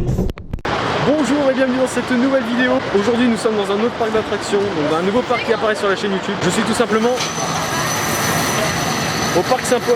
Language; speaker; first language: French; native; French